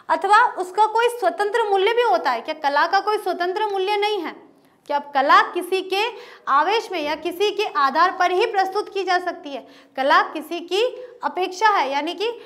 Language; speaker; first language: Hindi; native; Hindi